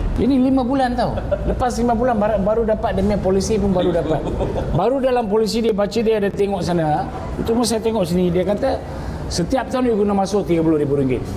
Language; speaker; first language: Malay; non-native, local second language; Tamil